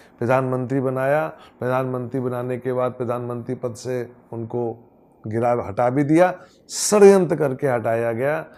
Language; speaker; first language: Hindi; native; Hindi